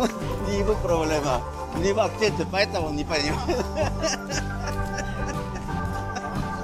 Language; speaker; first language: Russian; non-native, learner; Korean